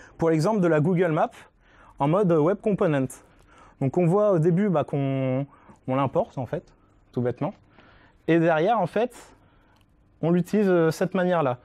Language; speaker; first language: French; native; French